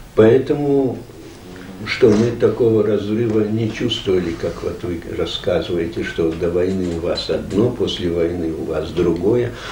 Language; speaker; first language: Russian; early bilingual, heritage; Russian